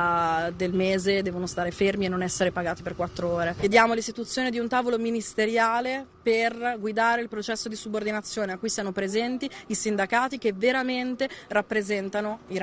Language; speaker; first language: Italian; native; Italian